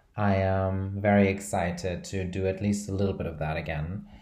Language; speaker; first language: English; non-native, fluent; Portuguese